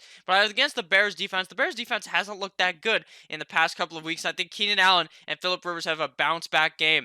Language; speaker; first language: English; native; English